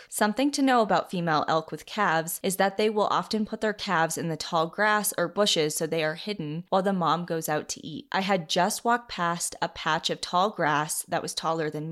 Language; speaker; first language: English; native; English